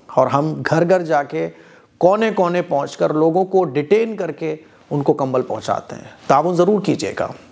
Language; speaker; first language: Hindi; native; Hindi